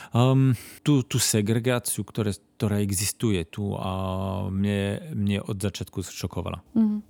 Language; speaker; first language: Slovak; non-native, fluent; French